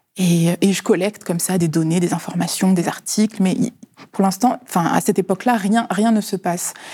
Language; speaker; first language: French; early bilingual, other home language; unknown